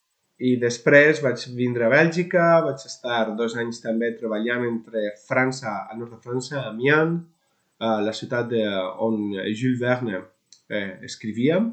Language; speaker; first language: Catalan; non-native, local second language; Spanish